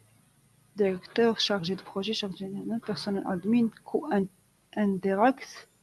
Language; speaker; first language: French; non-native, local second language; Arabic